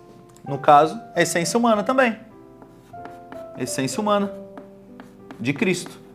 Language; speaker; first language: Portuguese; native; Portuguese